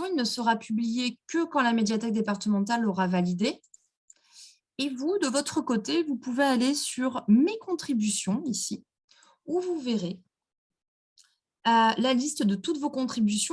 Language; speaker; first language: French; native; French